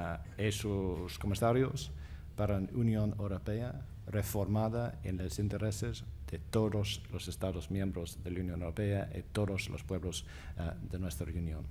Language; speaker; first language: Spanish; non-native, fluent; English